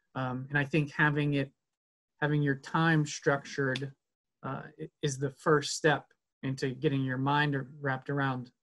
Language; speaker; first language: English; native; English